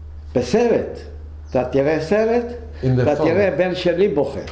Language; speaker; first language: Hebrew; non-native, fluent; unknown